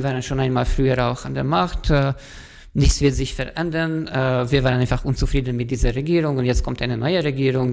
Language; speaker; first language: German; non-native, fluent; Hungarian